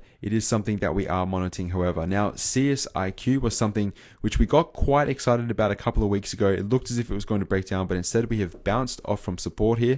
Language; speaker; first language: English; native; English